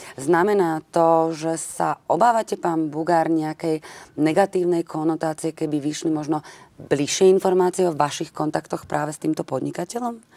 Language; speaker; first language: Slovak; native; Slovak